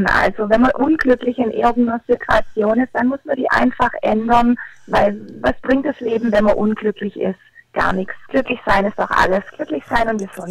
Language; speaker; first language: German; native; German